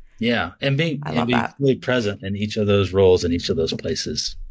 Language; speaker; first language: English; native; English